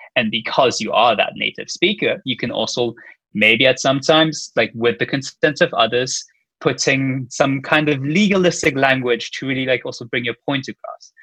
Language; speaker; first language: English; non-native, fluent; Luxembourgish